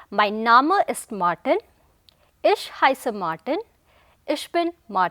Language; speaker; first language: German; non-native, fluent; Hindi